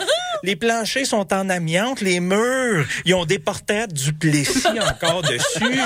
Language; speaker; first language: French; native; French